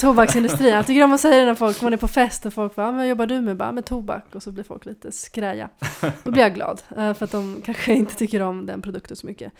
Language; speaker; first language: Swedish; native; Swedish